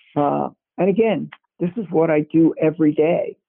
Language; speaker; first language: English; native; English